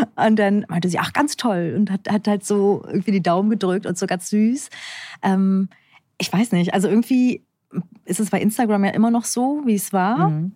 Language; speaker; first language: German; early bilingual, other home language; Turkish